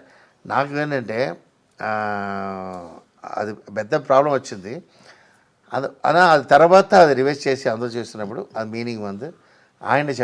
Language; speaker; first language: Telugu; non-native, learner; Tamil